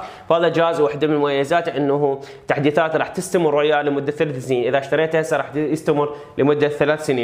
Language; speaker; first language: Arabic; native; Arabic